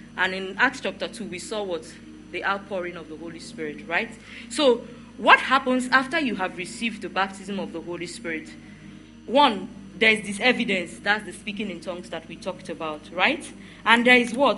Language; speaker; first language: English; non-native, local second language; Igbo